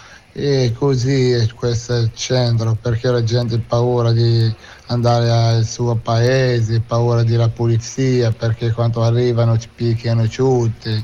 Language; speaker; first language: Italian; non-native, fluent; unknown